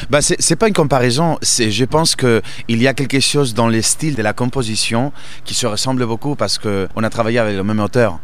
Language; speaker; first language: French; non-native, fluent; Spanish